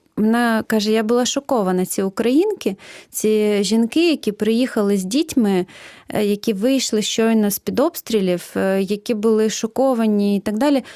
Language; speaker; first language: Ukrainian; native; Ukrainian